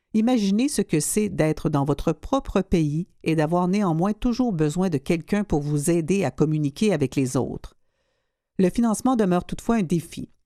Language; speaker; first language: French; native; French